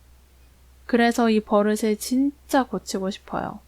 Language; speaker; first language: Korean; native; Korean